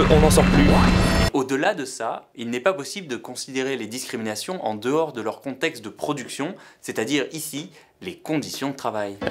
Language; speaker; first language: French; native; French